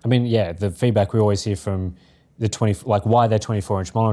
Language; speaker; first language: English; native; English